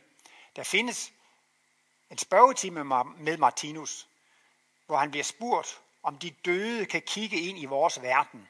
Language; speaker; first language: Danish; native; Danish